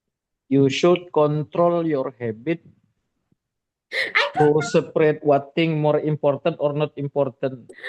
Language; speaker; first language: English; non-native, learner; Indonesian